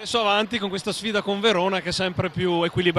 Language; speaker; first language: Italian; native; Italian